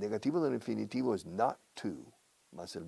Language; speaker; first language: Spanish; non-native, fluent; English